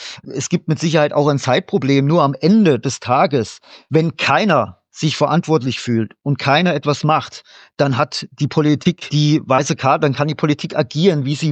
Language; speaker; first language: German; native; German